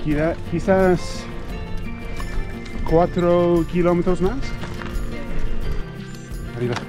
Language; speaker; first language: Spanish; non-native, learner; English